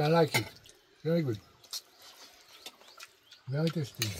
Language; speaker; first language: English; non-native, learner; French